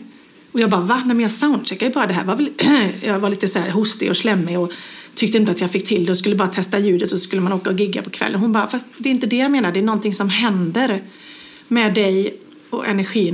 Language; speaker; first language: Swedish; native; Swedish